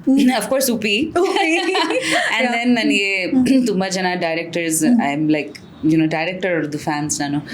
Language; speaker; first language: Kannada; non-native, local second language; Bangla